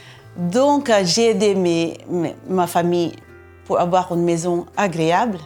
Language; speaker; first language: French; non-native, fluent; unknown